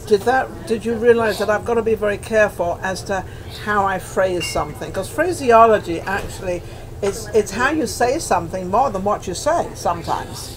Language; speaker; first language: English; native; English